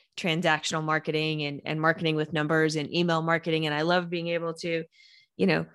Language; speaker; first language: English; native; English